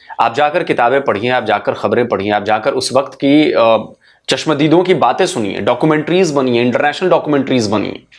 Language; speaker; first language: Hindi; native; Hindi